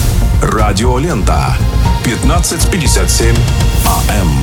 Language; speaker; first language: Russian; native; Russian